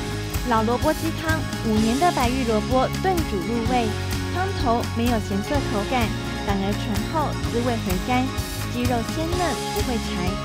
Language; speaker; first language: Chinese; native; Chinese